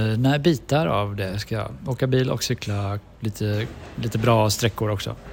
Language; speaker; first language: Swedish; native; Swedish